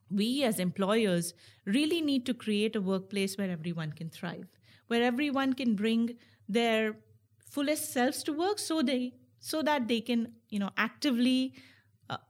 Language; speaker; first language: English; non-native, local second language; Hindi